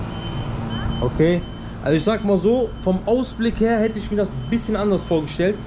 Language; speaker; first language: German; early bilingual, other home language; Turkish